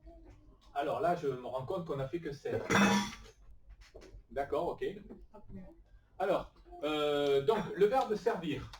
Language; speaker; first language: French; native; French